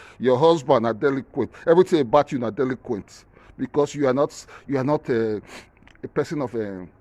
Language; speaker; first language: Nigerian Pidgin; non-native, local second language; Esan